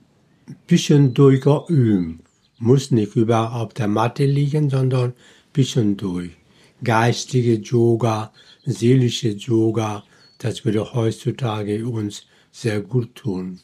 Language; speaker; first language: German; non-native, fluent; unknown